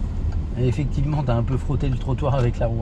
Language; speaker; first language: French; native; French